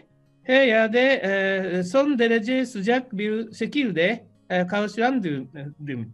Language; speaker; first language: Turkish; non-native, learner; Japanese